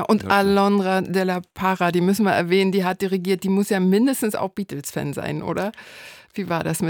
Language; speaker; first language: German; native; German